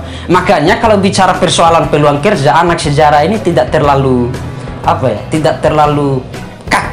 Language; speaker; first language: Indonesian; non-native, local second language; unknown